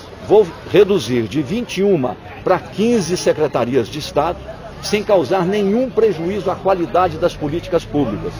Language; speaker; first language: Portuguese; native; Portuguese